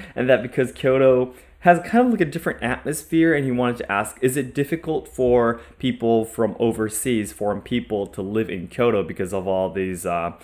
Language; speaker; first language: English; non-native, fluent; Japanese